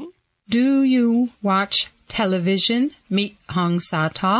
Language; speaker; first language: English; non-native, fluent; Mon